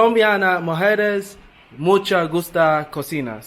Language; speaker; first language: Spanish; non-native, learner; English